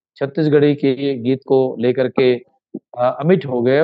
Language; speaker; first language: Hindi; native; Hindi